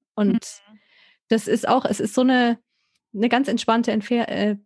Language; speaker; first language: German; native; German